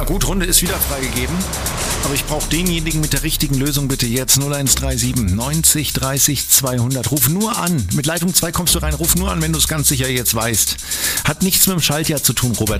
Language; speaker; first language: German; native; German